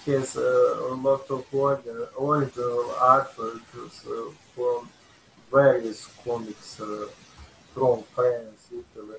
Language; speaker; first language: English; non-native, learner; Bosnian